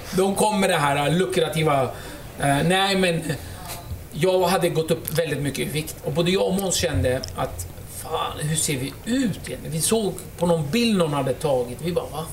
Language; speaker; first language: Swedish; early bilingual, other home language; Kurdish